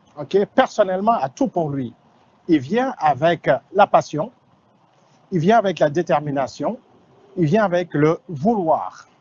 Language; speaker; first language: French; non-native, local second language; Wolof